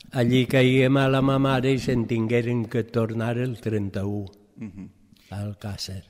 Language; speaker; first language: Catalan; early bilingual, other home language; French